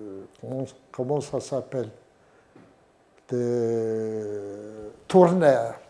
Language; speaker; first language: French; non-native, fluent; Yiddish